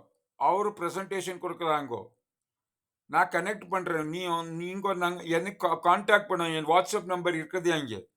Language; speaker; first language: Tamil; non-native, learner; Kannada